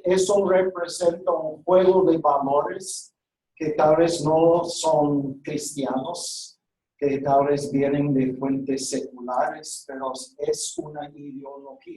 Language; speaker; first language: Spanish; non-native, fluent; English